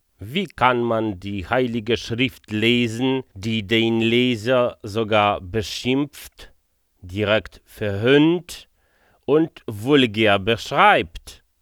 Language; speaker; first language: German; non-native, fluent; Polish